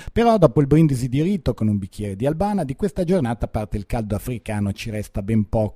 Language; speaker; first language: Italian; native; Italian